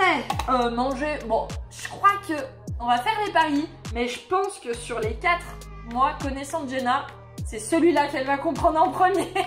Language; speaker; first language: French; native; French